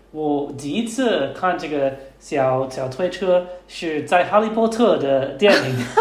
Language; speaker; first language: Chinese; non-native, learner; English